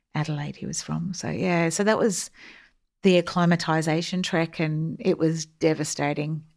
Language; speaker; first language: English; native; English